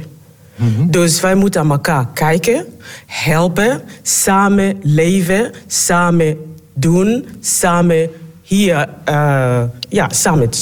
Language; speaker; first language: Dutch; non-native, learner; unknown